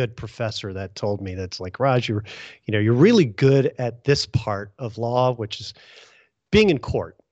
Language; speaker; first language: English; early bilingual, other home language; Hindi